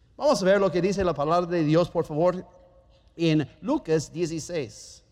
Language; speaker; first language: Spanish; non-native, fluent; German